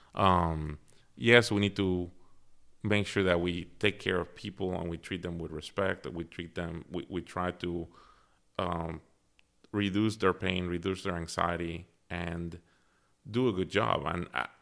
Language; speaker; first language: English; early bilingual, other home language; Spanish